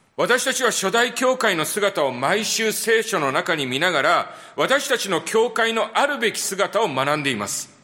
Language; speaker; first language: Japanese; native; Japanese